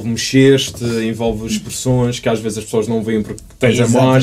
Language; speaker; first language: Portuguese; native; Portuguese